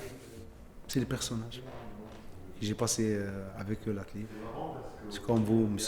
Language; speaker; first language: French; non-native, learner; Arabic